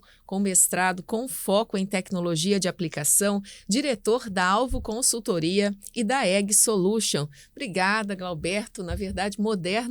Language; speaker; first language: Portuguese; native; Portuguese